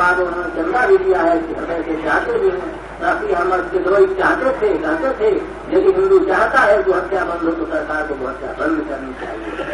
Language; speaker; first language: Hindi; native; Hindi